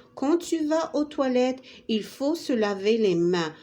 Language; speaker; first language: French; non-native, local second language; Arabic